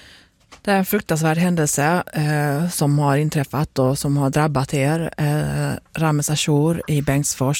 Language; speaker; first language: Swedish; native; Swedish